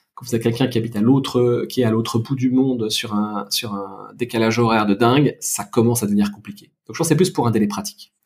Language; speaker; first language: French; native; French